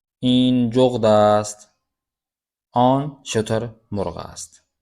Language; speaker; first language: Persian; non-native, fluent; Urdu